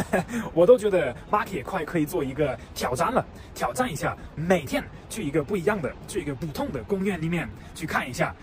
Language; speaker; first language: Chinese; non-native, fluent; German